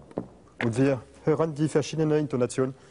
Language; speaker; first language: German; non-native, learner; French